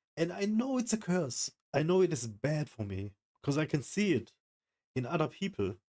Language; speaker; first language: English; non-native, fluent; German